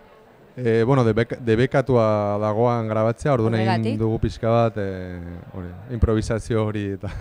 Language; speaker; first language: Basque; non-native, local second language; Spanish